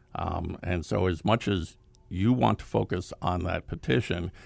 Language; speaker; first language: English; native; English